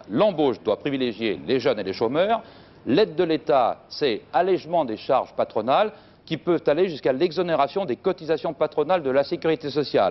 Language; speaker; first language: French; native; French